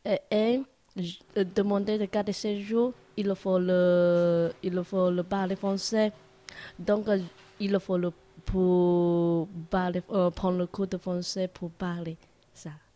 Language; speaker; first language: French; non-native, learner; Chinese